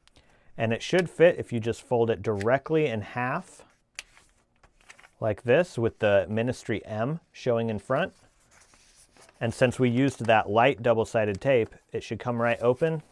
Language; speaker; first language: English; native; English